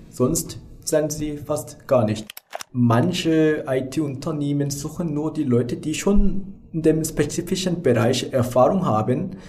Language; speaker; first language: German; non-native, fluent; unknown